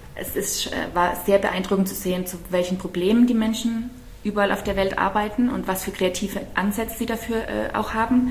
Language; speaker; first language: German; native; German